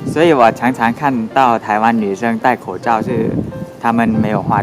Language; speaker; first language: Chinese; non-native, fluent; Thai